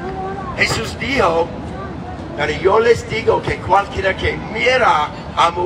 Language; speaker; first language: Spanish; non-native, learner; English